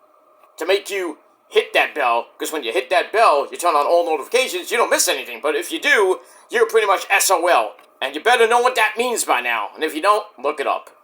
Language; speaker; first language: English; native; English